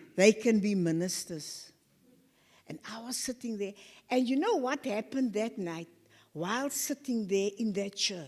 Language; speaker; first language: English; non-native, local second language; Afrikaans